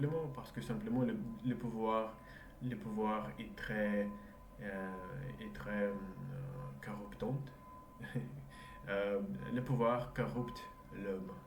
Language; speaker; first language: French; non-native, learner; Russian